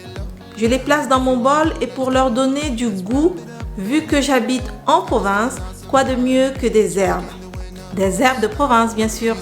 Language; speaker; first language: French; native; French